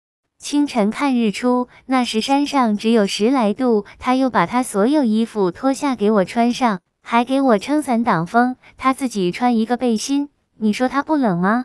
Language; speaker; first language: Chinese; non-native, fluent; Vietnamese